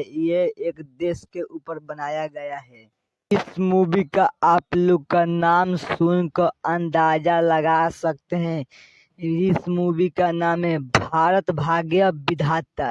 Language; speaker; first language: Hindi; non-native, local second language; Bhojpuri